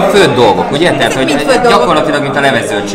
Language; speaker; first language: Hungarian; native; Hungarian